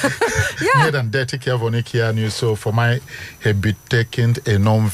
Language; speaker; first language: Dutch; non-native, fluent; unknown